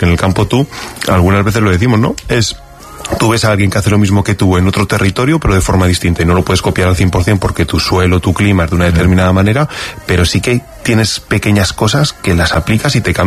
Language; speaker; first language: Spanish; native; Spanish